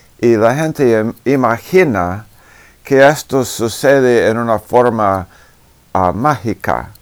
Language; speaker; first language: Spanish; non-native, fluent; English